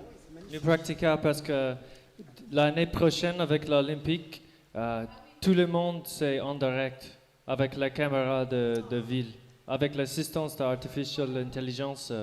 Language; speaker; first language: French; non-native, learner; English